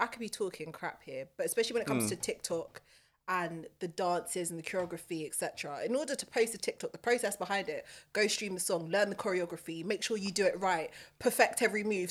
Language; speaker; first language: English; native; English